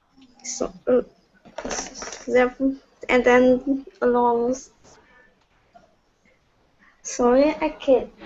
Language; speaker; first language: English; non-native, learner; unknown